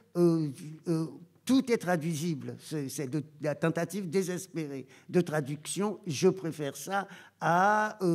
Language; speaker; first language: French; non-native, local second language; Ewe